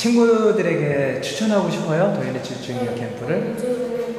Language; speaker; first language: Korean; native; Korean